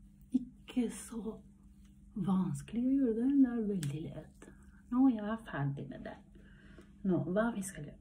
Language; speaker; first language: Norwegian; non-native, learner; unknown